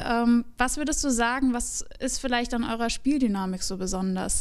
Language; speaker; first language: German; native; German